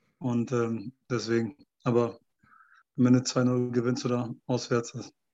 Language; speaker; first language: German; early bilingual, other home language; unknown